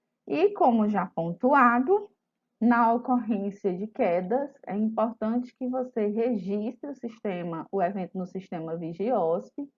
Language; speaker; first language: Portuguese; native; Portuguese